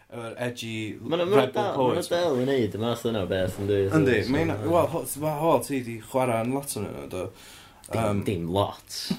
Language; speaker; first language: Welsh; native; Welsh